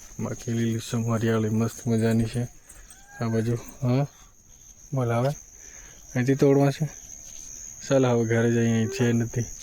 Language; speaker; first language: Gujarati; non-native, local second language; Bhili